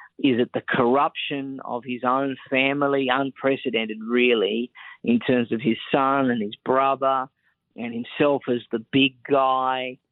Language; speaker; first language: English; native; English